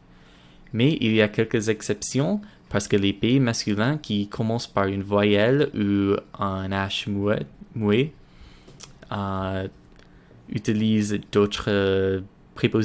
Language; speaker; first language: French; non-native, learner; English